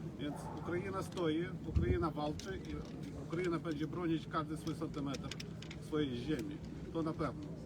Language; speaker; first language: Polish; non-native, fluent; Ukrainian